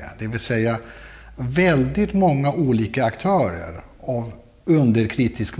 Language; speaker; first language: Swedish; non-native, fluent; German